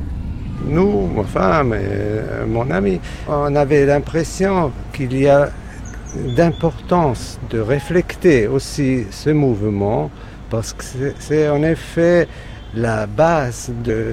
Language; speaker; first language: French; non-native, fluent; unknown